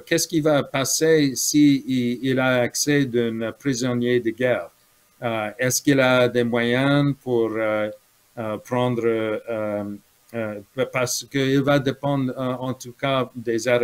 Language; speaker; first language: French; non-native, fluent; English